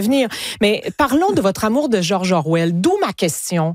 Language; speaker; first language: French; native; French